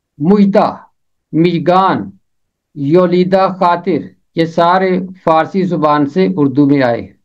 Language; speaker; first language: Urdu; native; Urdu